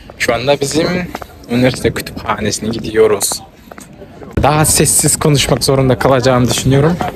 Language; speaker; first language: Turkish; non-native, fluent; Kyrgyz